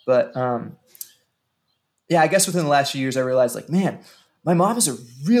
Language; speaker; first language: English; native; English